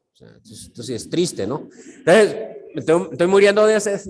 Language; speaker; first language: Spanish; native; Spanish